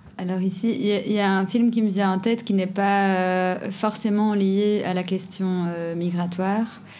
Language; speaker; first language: French; non-native, fluent; Portuguese